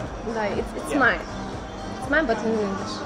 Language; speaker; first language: English; non-native, learner; Russian